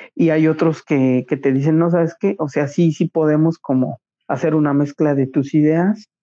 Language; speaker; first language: Spanish; native; Spanish